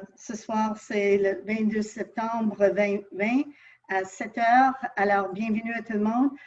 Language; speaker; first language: French; non-native, local second language; English